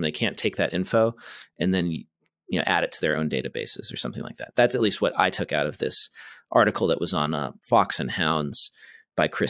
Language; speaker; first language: English; native; English